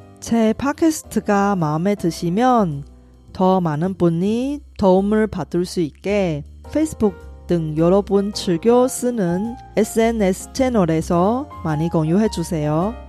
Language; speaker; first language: Korean; non-native, fluent; Chinese